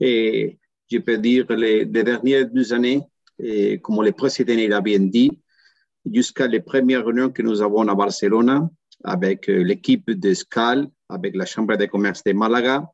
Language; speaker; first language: French; non-native, learner; Spanish